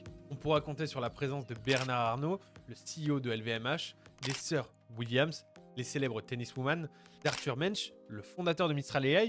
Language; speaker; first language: French; native; French